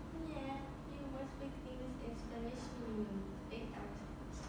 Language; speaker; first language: English; non-native, learner; Vietnamese